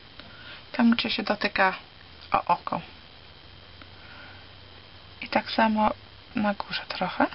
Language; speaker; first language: Polish; early bilingual, heritage; Polish